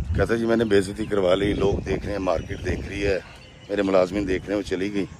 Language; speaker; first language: Urdu; native; Urdu